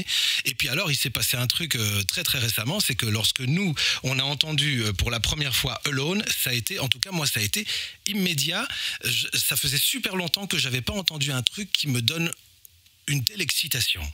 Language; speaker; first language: French; native; French